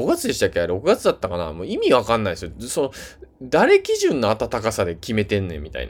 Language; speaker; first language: Japanese; native; Japanese